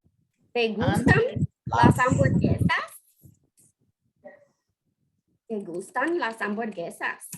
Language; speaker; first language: Spanish; non-native, fluent; English